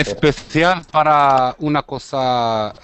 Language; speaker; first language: Spanish; non-native, learner; Arabic